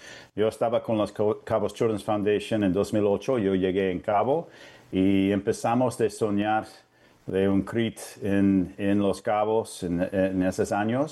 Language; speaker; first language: Spanish; non-native, fluent; English